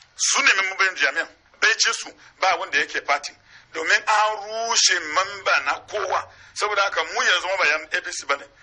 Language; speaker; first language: Hausa; non-native, local second language; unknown